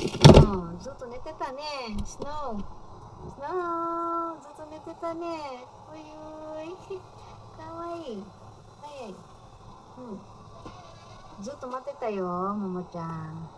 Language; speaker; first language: Japanese; non-native, fluent; Filipino